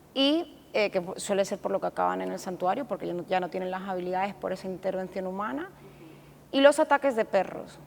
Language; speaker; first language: Spanish; native; Spanish